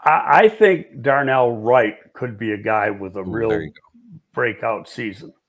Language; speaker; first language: English; native; English